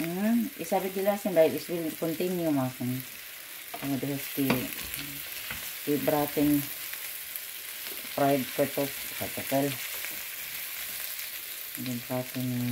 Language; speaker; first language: German; non-native, learner; Filipino